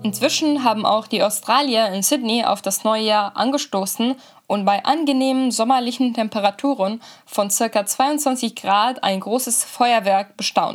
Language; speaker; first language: German; native; German